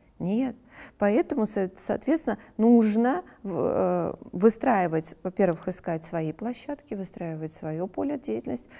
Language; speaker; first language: Russian; native; Russian